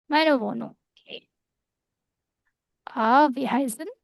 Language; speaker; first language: German; non-native, fluent; Indonesian